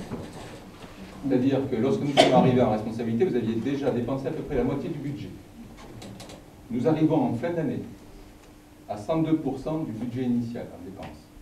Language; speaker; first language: French; native; French